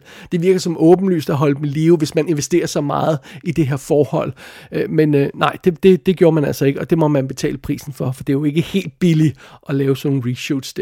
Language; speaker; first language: Danish; native; Danish